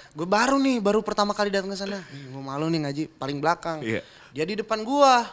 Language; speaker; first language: Indonesian; native; Indonesian